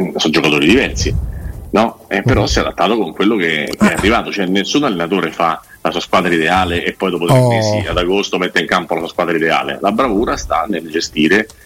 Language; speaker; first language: Italian; native; Italian